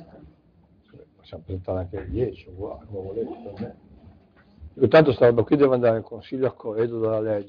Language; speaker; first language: Italian; native; Italian